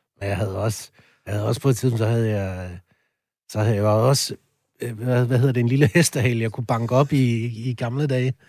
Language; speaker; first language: Danish; native; Danish